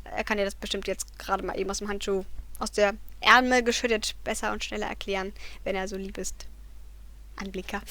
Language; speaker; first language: German; native; German